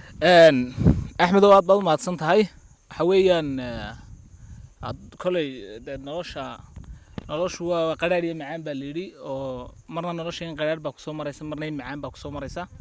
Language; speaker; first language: Somali; native; Somali